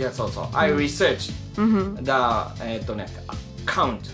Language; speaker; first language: English; non-native, learner; Japanese